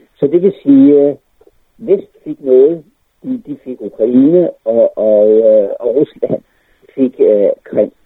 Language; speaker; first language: Danish; native; Danish